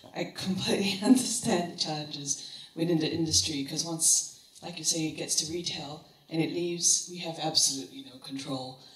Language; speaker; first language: English; native; English